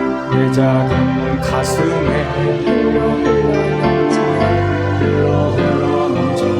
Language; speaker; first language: Korean; native; Korean